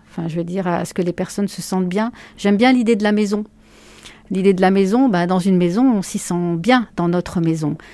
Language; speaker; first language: French; native; French